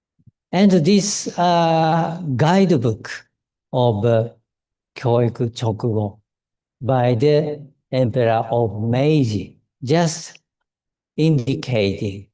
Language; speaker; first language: English; non-native, learner; Japanese